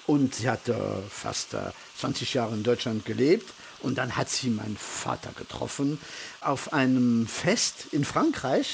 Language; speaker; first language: German; early bilingual, heritage; French